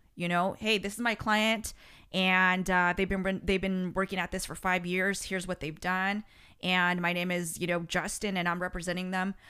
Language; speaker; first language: English; early bilingual, other home language; Spanish